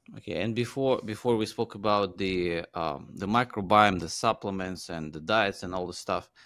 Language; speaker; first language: English; non-native, fluent; Uzbek